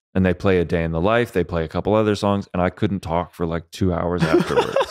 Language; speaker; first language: English; early bilingual, other home language; Swedish